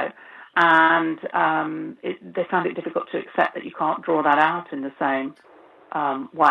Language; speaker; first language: English; native; English